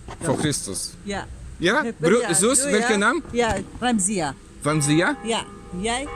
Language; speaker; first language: Dutch; non-native, learner; Polish